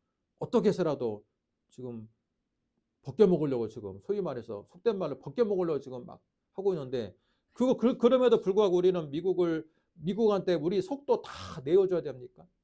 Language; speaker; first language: Korean; native; Korean